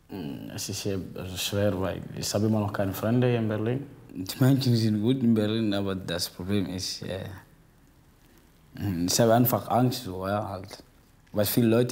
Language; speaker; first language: German; non-native, fluent; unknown